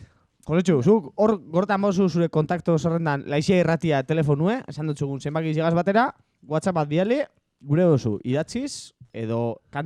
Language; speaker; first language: Basque; native; Basque